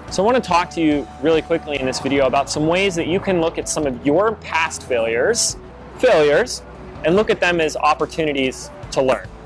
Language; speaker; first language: English; native; English